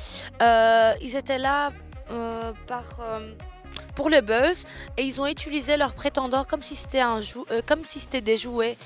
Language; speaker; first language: French; native; French